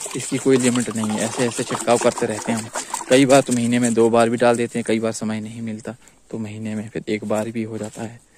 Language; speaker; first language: Hindi; native; Hindi